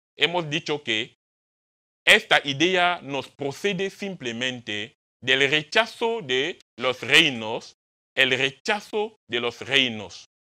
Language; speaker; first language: Spanish; non-native, fluent; French